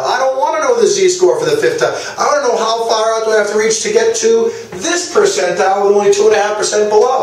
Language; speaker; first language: English; native; English